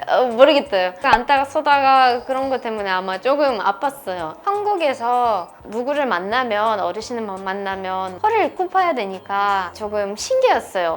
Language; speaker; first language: Korean; non-native, fluent; Russian